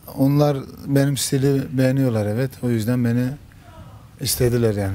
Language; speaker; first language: Turkish; early bilingual, heritage; Turkish